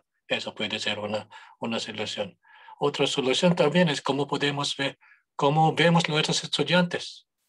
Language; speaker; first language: Spanish; non-native, fluent; English